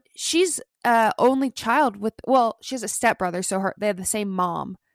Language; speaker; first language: English; early bilingual, other home language; Italian